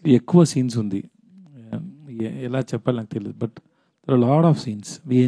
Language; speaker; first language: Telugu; non-native, learner; Tamil